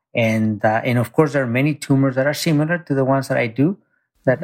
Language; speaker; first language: English; early bilingual, other home language; Spanish